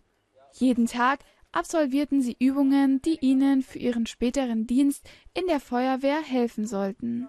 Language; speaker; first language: German; native; German